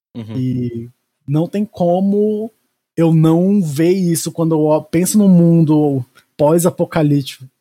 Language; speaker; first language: Portuguese; native; Portuguese